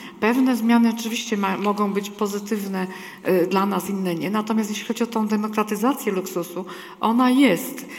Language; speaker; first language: Polish; native; Polish